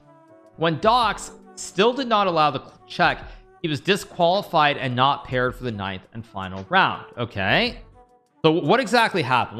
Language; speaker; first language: English; native; English